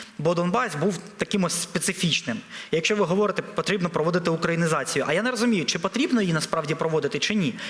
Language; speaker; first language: Ukrainian; non-native, local second language; Russian